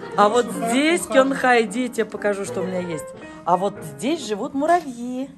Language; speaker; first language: Russian; native; Russian